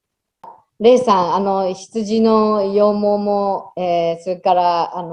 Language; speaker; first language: Japanese; native; Japanese